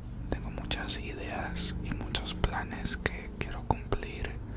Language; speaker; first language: Spanish; early bilingual, heritage; Spanish